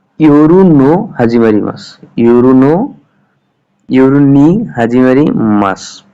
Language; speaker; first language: Japanese; non-native, learner; Bangla